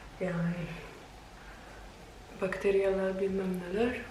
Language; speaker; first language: Turkish; non-native, fluent; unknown